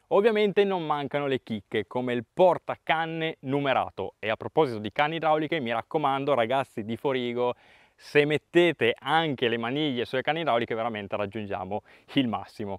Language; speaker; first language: Italian; native; Italian